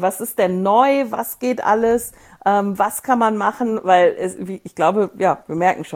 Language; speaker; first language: German; native; German